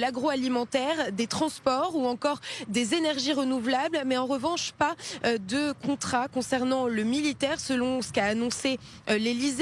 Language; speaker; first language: French; native; French